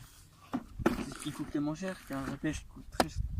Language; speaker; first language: French; native; French